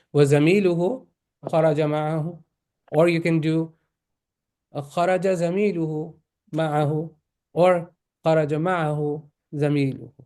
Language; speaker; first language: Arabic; non-native, fluent; English